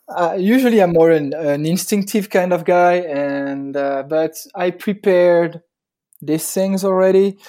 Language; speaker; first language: English; non-native, fluent; French